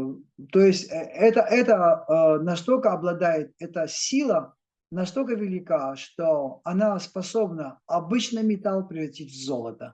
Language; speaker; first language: Russian; native; Russian